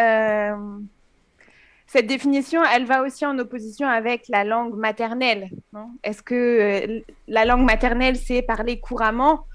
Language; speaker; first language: French; native; French